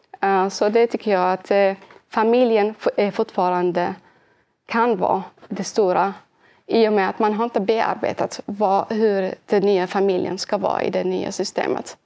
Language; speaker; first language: Swedish; early bilingual, other home language; Arabic